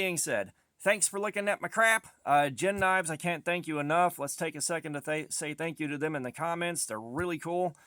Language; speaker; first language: English; native; English